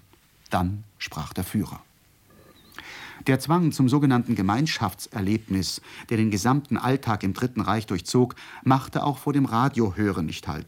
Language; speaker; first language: German; native; German